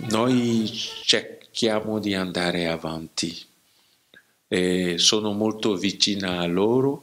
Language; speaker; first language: Italian; non-native, learner; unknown